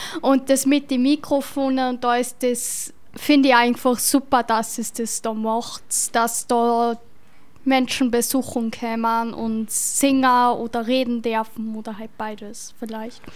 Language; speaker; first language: German; native; German